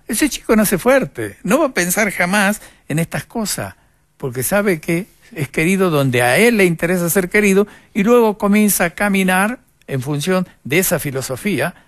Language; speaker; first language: Spanish; native; Spanish